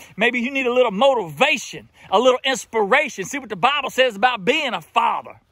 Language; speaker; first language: English; native; English